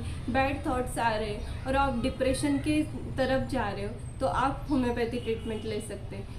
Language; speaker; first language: Hindi; non-native, local second language; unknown